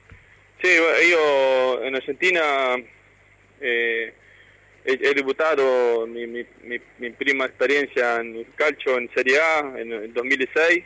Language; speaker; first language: Italian; non-native, learner; Spanish